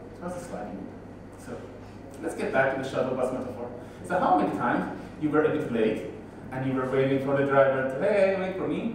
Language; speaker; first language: English; non-native, fluent; Persian